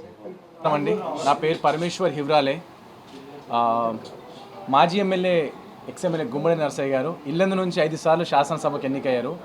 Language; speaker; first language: Telugu; native; Telugu